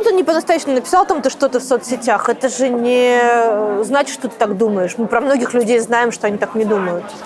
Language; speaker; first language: Russian; native; Russian